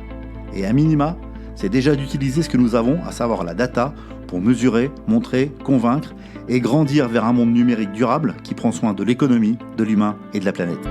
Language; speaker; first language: French; native; French